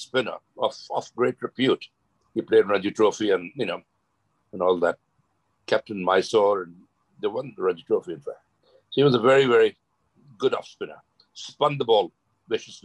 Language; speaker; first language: English; non-native, local second language; Gujarati